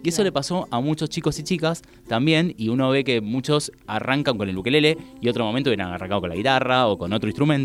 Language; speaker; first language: Spanish; native; Spanish